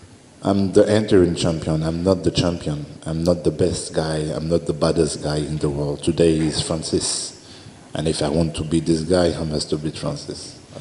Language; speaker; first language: English; non-native, learner; French